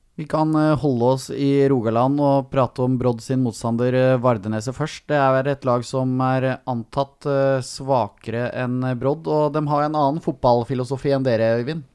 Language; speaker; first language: Norwegian; native; Norwegian